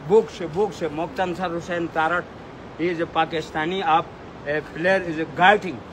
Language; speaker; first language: English; non-native, learner; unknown